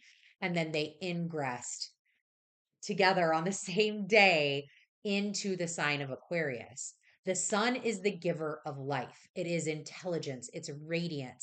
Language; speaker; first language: English; native; English